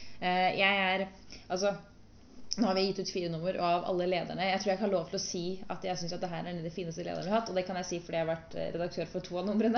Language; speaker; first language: Norwegian; native; Norwegian